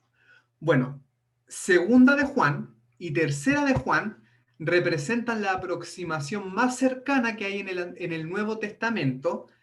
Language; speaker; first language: Spanish; native; Spanish